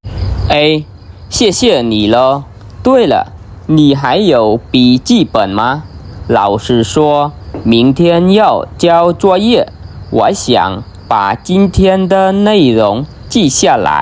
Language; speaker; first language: Chinese; non-native, fluent; Khmer